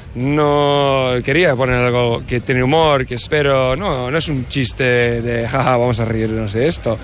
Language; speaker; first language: Spanish; non-native, fluent; English